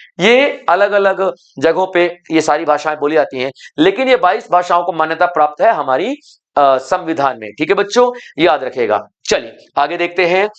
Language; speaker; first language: Hindi; native; Hindi